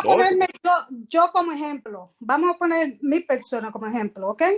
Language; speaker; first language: Spanish; early bilingual, heritage; Spanish